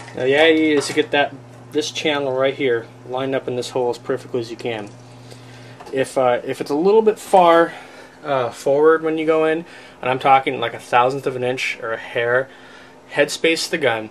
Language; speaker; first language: English; native; English